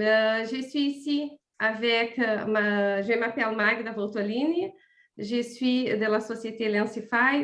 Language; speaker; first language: French; non-native, fluent; Portuguese